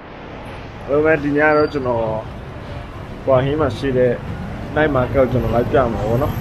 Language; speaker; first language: English; non-native, learner; Burmese